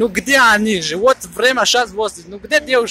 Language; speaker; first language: Russian; non-native, fluent; Tajik